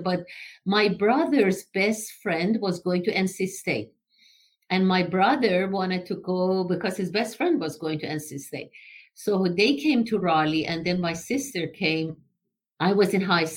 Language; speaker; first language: English; non-native, fluent; Persian